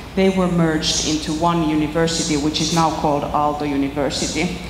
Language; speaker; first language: English; non-native, fluent; Finnish